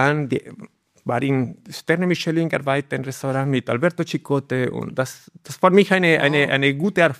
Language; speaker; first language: German; non-native, learner; Spanish